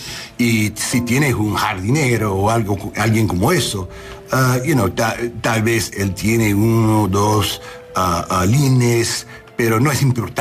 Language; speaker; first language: Spanish; non-native, learner; English